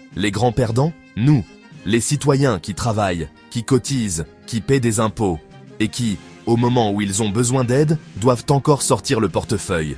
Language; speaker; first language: French; native; French